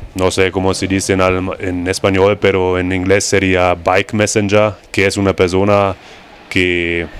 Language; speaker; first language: Spanish; non-native, learner; German